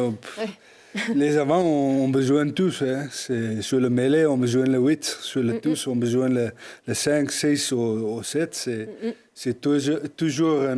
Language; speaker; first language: French; non-native, learner; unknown